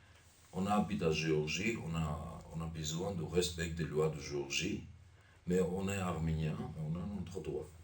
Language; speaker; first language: French; non-native, learner; Armenian